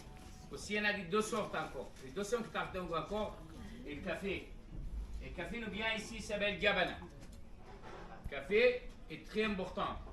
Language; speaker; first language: French; non-native, learner; Arabic